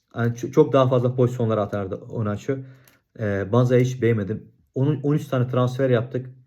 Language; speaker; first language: Turkish; non-native, fluent; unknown